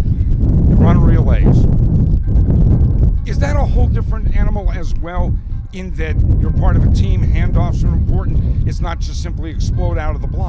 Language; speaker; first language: English; native; English